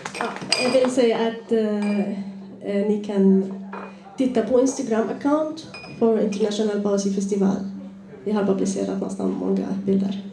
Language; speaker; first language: Swedish; non-native, learner; Arabic